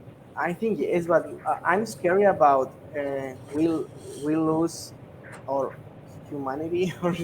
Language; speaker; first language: English; non-native, learner; Spanish